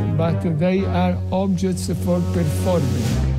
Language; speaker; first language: English; non-native, fluent; Italian